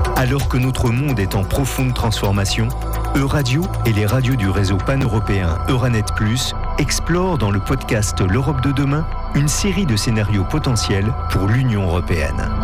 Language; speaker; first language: French; native; French